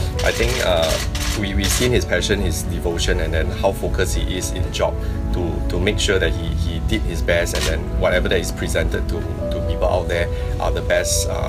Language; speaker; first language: English; non-native, local second language; Chinese